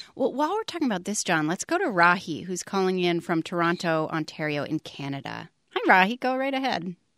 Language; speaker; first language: English; native; English